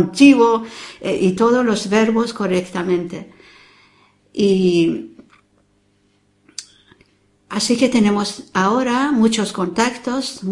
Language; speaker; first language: Spanish; non-native, fluent; Persian